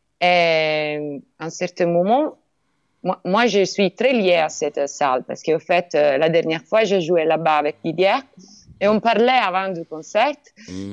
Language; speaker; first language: French; non-native, learner; Italian